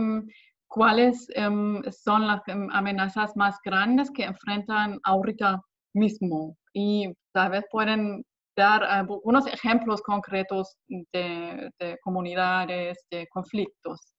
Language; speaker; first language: Spanish; non-native, fluent; German